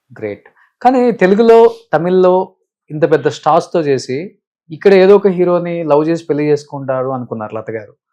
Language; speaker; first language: Telugu; native; Telugu